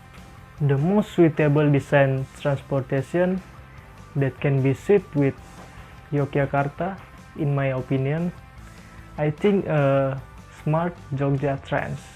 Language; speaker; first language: English; non-native, learner; Indonesian